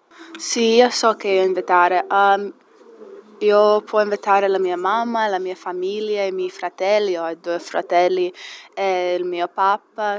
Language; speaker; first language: Italian; non-native, learner; English